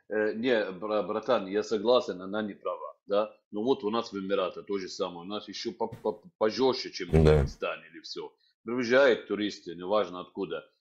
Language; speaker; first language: Russian; non-native, fluent; Arabic